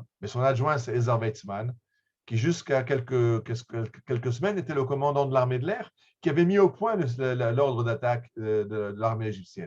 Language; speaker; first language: French; native; French